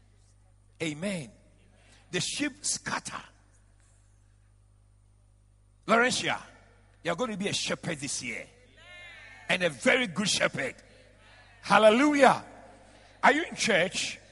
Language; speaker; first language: English; non-native, local second language; Akan